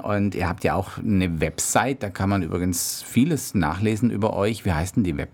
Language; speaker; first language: German; native; German